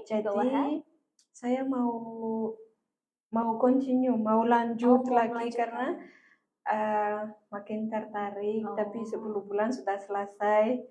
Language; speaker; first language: Indonesian; non-native, fluent; Malagasy